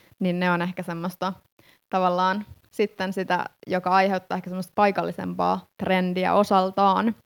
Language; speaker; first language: Finnish; native; Finnish